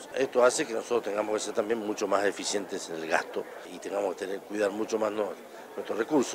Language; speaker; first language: Spanish; native; Spanish